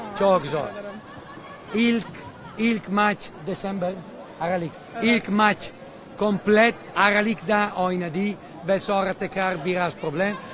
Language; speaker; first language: Turkish; non-native, learner; Italian